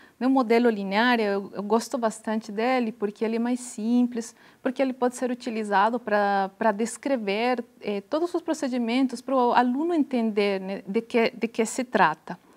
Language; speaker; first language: Portuguese; non-native, fluent; Spanish